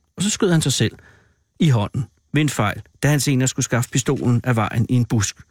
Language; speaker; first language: Danish; native; Danish